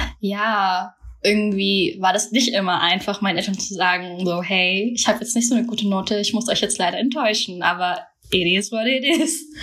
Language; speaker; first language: German; early bilingual, other home language; Vietnamese